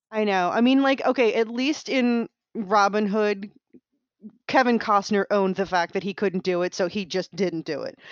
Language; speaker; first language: English; native; English